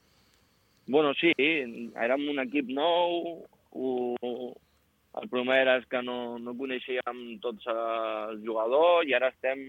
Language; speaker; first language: Catalan; non-native, local second language; Spanish